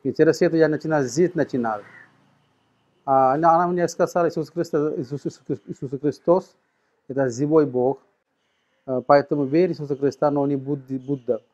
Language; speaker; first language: Russian; non-native, learner; Sinhala